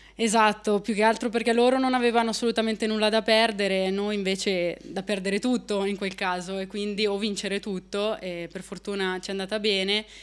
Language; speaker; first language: Italian; native; Italian